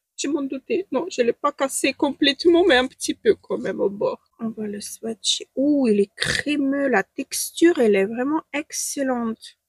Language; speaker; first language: French; non-native, fluent; Ukrainian